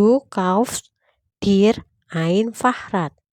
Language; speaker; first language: German; non-native, learner; Indonesian